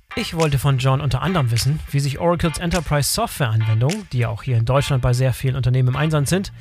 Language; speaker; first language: German; native; German